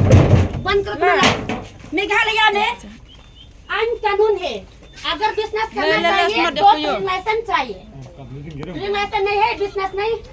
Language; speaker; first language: Hindi; non-native, local second language; Khasi